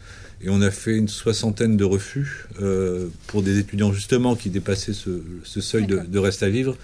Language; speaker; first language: French; native; French